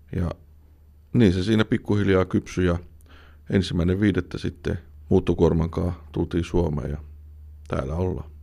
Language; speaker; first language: Finnish; native; Finnish